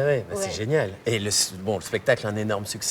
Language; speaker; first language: French; native; French